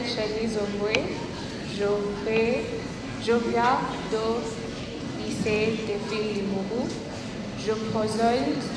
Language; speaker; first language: French; non-native, learner; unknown